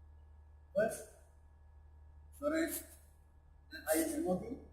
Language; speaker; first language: English; non-native, learner; Indonesian